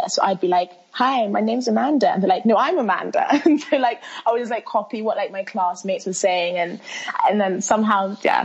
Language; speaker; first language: English; early bilingual, other home language; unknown